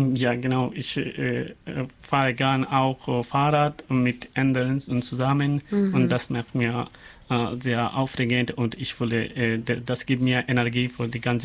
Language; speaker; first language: German; non-native, learner; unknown